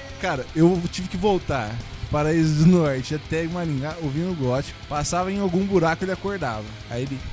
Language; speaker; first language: Portuguese; native; Portuguese